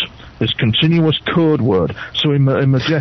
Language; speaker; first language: English; native; English